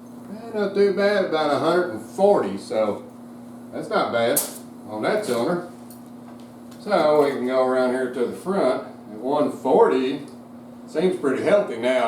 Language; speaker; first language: English; native; English